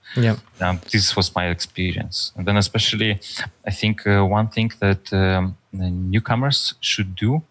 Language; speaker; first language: English; non-native, fluent; Russian